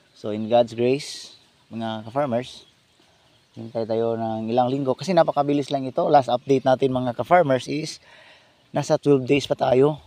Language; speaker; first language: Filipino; non-native, local second language; Cebuano